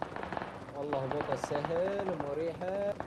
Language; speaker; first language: Arabic; native; Arabic